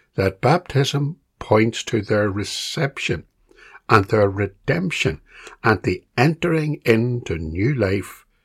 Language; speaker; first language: English; native; English